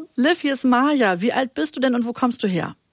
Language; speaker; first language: German; native; German